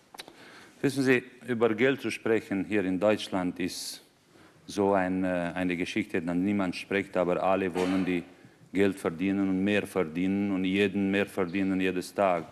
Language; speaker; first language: German; non-native, fluent; Romanian